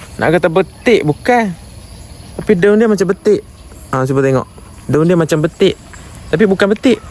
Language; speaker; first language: Malay; native; Malay